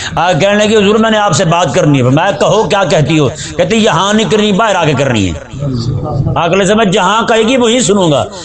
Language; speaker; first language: Urdu; non-native, local second language; Punjabi